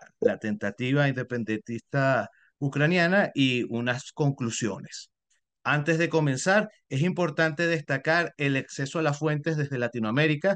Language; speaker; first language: Spanish; native; Spanish